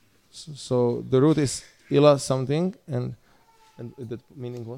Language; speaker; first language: English; non-native, fluent; Czech